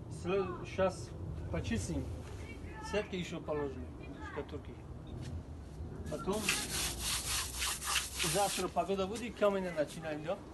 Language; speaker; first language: Russian; non-native, learner; Tajik